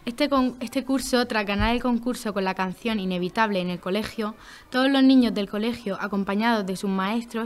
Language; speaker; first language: Spanish; native; Spanish